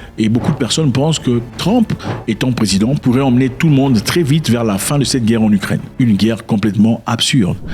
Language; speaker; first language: French; non-native, local second language; Lingala